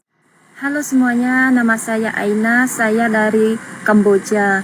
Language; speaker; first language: Indonesian; non-native, fluent; Khmer